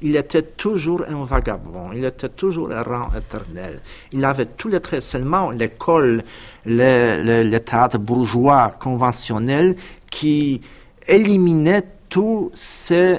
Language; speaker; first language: French; non-native, fluent; Polish